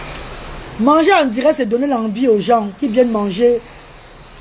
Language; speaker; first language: French; non-native, local second language; Lingala